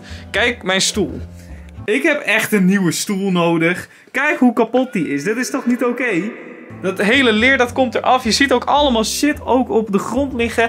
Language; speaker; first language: Dutch; native; Dutch